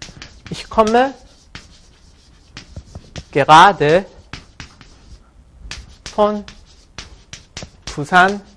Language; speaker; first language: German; non-native, fluent; Korean